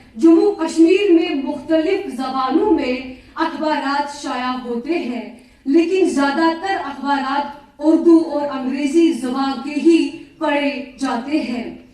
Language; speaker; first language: Urdu; non-native, local second language; Kashmiri